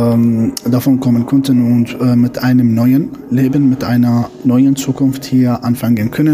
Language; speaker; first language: German; non-native, fluent; Arabic